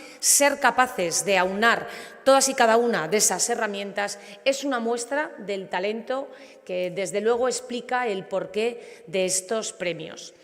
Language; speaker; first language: Spanish; native; Spanish